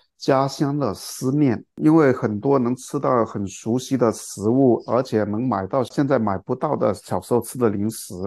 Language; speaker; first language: Chinese; non-native, local second language; Cantonese